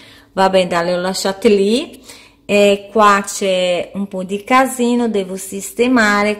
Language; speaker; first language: Italian; non-native, fluent; Portuguese